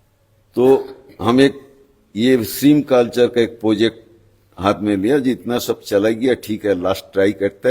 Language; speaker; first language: Hindi; non-native, local second language; Bangla